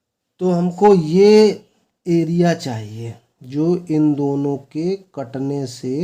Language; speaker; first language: Hindi; native; Hindi